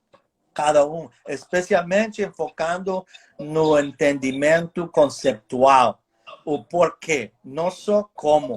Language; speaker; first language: Portuguese; non-native, fluent; English